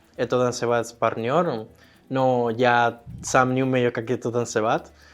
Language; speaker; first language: Russian; non-native, learner; Spanish